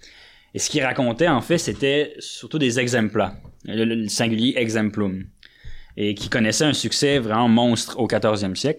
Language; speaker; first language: French; native; French